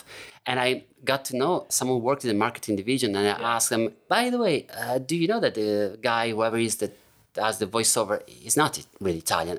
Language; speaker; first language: English; non-native, fluent; Italian